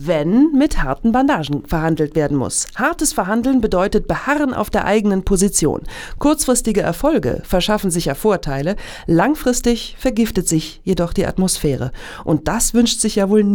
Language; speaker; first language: German; native; German